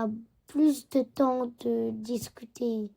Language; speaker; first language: French; early bilingual, other home language; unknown